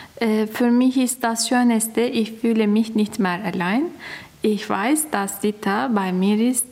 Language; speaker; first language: German; non-native, learner; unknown